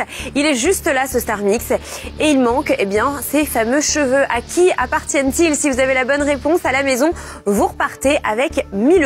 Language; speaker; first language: French; native; French